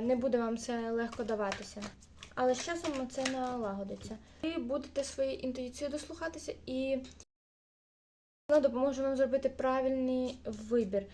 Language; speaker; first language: Ukrainian; native; Ukrainian